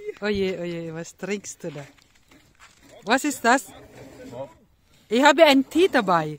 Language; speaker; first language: German; non-native, learner; Filipino